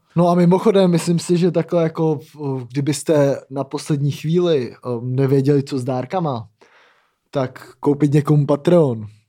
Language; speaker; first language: Czech; native; Czech